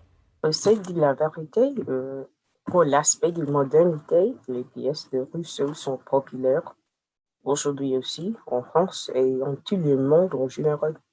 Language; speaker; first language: French; non-native, learner; English